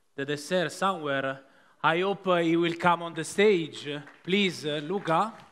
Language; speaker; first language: English; non-native, fluent; Italian